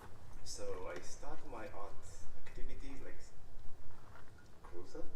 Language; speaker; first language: English; non-native, learner; Japanese